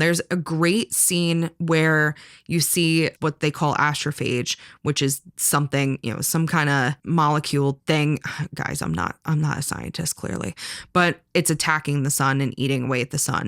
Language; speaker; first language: English; native; English